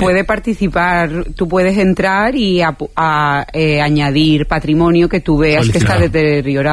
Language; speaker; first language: Spanish; native; Spanish